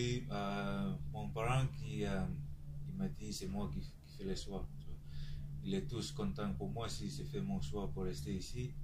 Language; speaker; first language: French; non-native, learner; Tongan